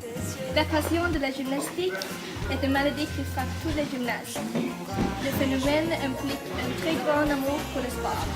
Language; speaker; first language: French; non-native, learner; Swedish